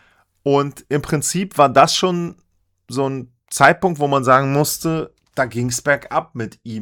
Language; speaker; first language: German; native; German